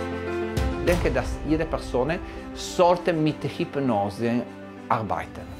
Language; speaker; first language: German; non-native, learner; Italian